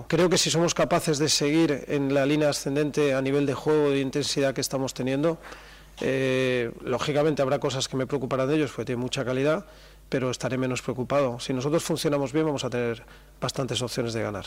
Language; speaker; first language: Spanish; native; Spanish